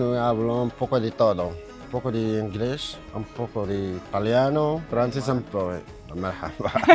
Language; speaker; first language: Spanish; non-native, learner; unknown